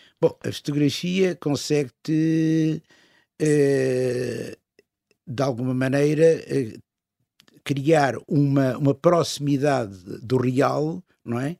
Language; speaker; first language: Portuguese; native; Portuguese